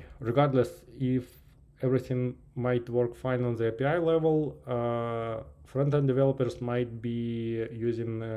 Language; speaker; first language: English; non-native, fluent; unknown